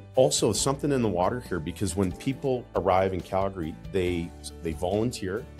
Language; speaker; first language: English; native; English